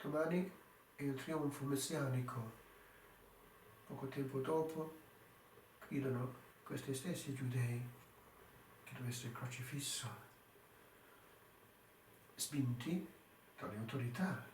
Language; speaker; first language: Italian; non-native, fluent; English